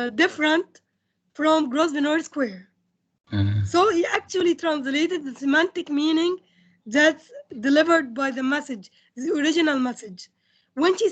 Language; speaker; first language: English; non-native, fluent; Indonesian